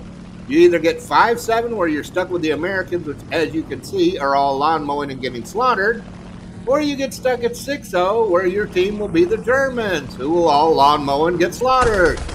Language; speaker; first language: English; native; English